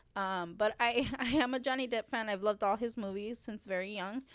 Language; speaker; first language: English; native; English